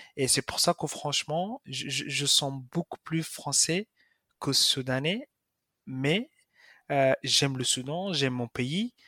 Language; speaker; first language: French; non-native, fluent; Arabic